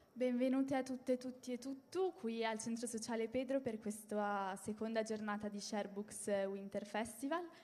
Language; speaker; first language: Italian; native; Italian